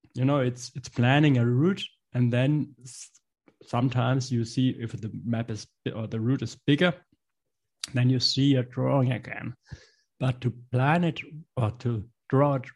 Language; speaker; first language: English; non-native, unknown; German